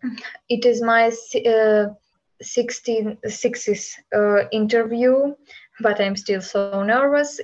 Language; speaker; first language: English; non-native, learner; Ukrainian